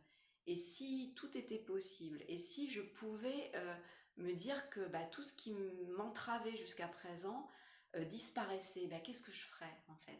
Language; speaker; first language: French; native; French